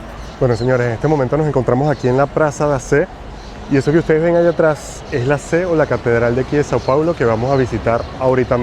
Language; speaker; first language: Spanish; native; Spanish